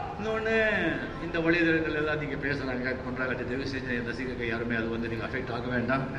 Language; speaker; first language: Tamil; non-native, local second language; Marathi